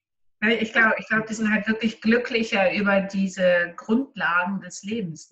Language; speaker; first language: German; native; German